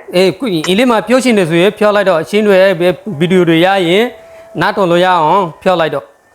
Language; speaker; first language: Burmese; non-native, local second language; Rohingya